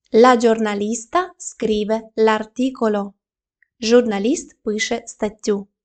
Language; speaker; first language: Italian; non-native, fluent; Ukrainian